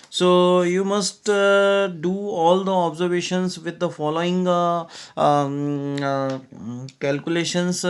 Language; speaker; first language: English; non-native, local second language; Hindi